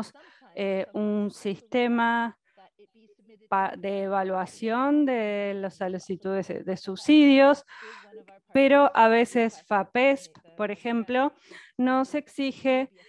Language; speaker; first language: Spanish; native; Spanish